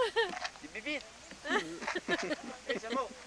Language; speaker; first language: French; native; French